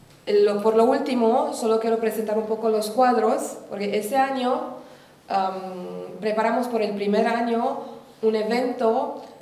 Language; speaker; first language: Spanish; non-native, learner; Romanian